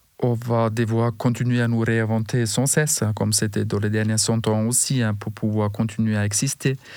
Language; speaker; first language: French; non-native, fluent; German